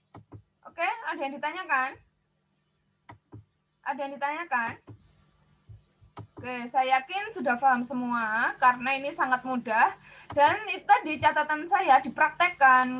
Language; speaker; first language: Indonesian; native; Indonesian